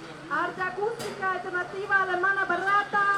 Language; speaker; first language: Spanish; non-native, learner; German